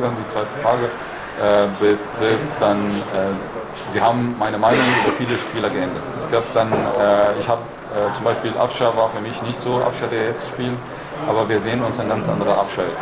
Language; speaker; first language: German; non-native, fluent; Arabic